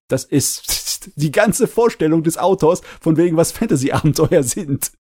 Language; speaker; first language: German; native; German